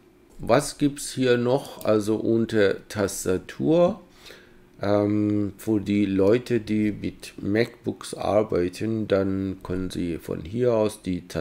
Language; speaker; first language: German; non-native, fluent; Persian